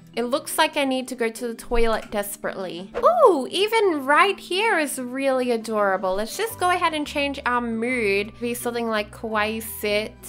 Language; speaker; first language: English; native; English